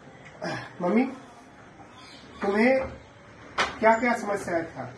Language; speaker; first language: Hindi; non-native, local second language; Bangla